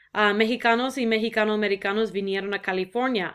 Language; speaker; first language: Spanish; non-native, fluent; English